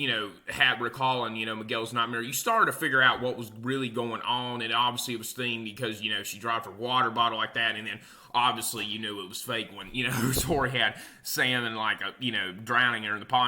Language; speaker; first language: English; native; English